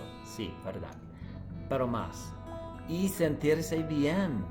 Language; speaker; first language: Spanish; non-native, fluent; English